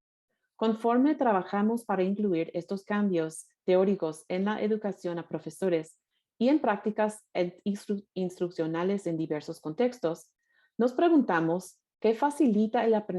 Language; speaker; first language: Spanish; non-native, fluent; English